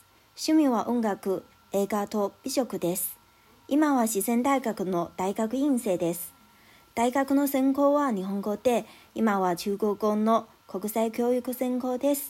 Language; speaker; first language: Japanese; non-native, fluent; Chinese